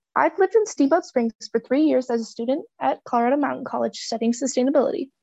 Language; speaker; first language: English; native; English